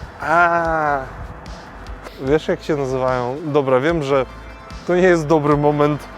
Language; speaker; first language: Polish; non-native, fluent; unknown